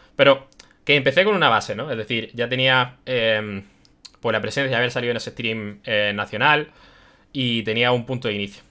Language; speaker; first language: Spanish; early bilingual, other home language; German